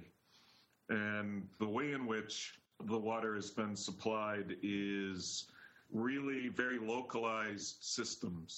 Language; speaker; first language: English; native; English